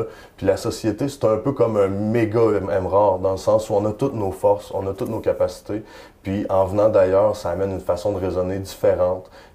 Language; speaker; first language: French; native; French